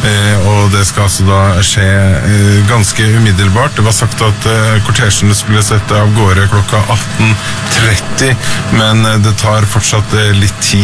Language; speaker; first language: Norwegian; native; Norwegian